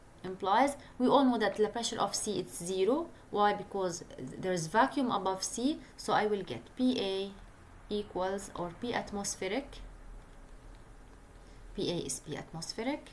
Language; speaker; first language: English; non-native, local second language; Arabic